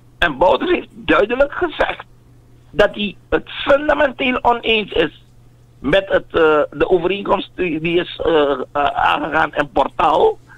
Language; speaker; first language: Dutch; native; Dutch